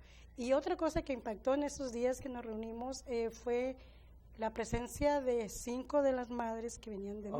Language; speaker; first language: Spanish; native; Spanish